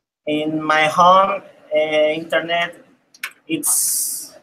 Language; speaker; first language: English; non-native, learner; Spanish